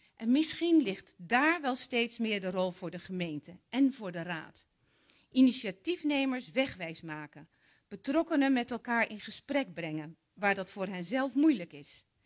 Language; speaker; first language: Dutch; native; Dutch